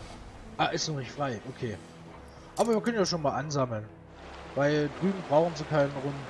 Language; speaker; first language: German; native; German